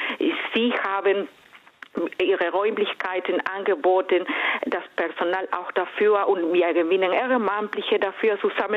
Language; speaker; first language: German; non-native, fluent; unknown